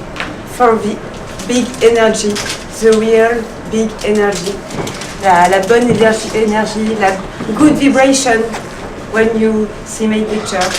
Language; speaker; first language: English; non-native, learner; French